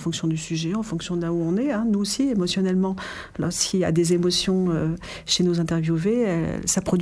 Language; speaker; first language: French; native; French